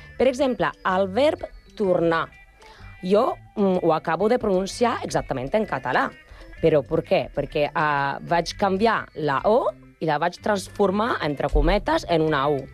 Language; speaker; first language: Catalan; non-native, learner; Spanish